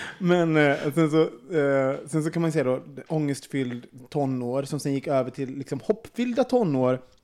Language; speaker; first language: Swedish; native; Swedish